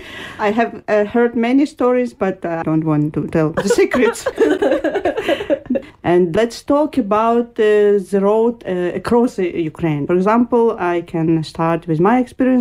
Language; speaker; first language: English; non-native, learner; Ukrainian